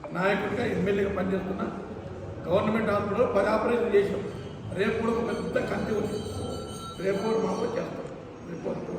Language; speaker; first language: Telugu; native; Telugu